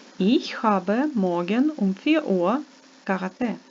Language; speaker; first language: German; non-native, fluent; Ukrainian